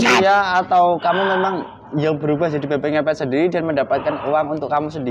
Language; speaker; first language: Indonesian; native; Indonesian